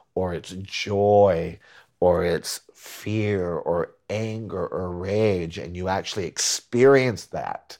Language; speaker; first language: English; early bilingual, other home language; Spanish